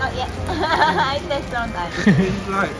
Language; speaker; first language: English; non-native, learner; Japanese